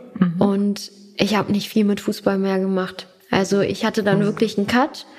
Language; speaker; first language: German; native; German